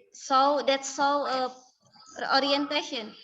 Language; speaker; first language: English; non-native, learner; Indonesian